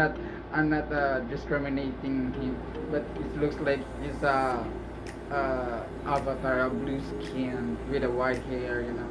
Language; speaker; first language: English; non-native, local second language; Filipino